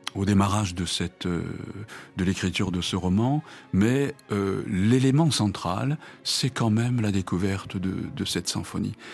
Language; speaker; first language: French; non-native, fluent; Japanese